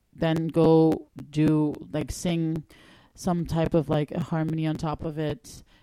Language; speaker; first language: English; non-native, fluent; Dutch